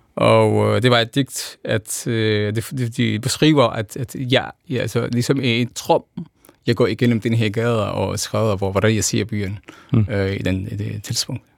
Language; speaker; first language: Danish; non-native, fluent; Kurdish